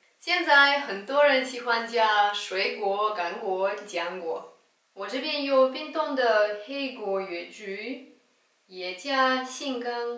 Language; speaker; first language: Chinese; non-native, fluent; Russian